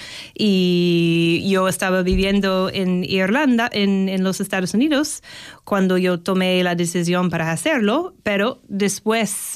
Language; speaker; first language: Spanish; non-native, fluent; English